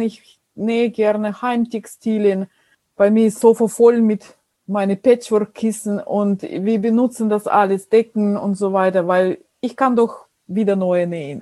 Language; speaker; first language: German; non-native, fluent; Russian